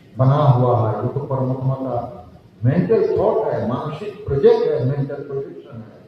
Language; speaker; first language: Hindi; non-native, local second language; Bangla